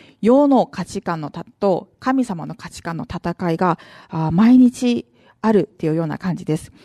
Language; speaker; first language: Japanese; non-native, fluent; Korean